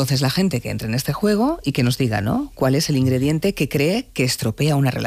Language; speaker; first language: Spanish; native; Spanish